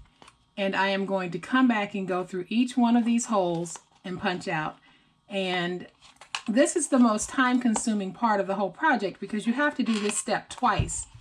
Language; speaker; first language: English; native; English